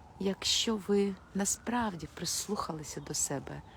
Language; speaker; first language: Ukrainian; non-native, local second language; Russian